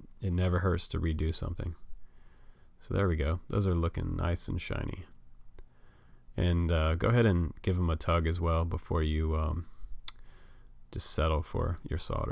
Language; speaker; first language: English; native; English